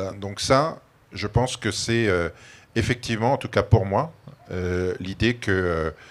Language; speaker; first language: French; native; French